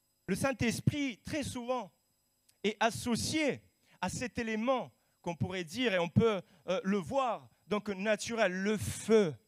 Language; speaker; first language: French; native; French